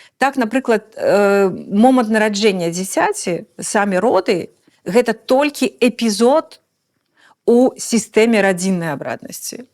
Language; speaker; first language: Belarusian; native; Belarusian